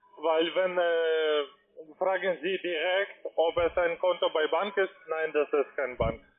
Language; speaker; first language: German; non-native, learner; Russian